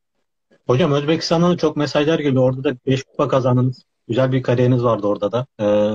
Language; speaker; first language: Turkish; native; Turkish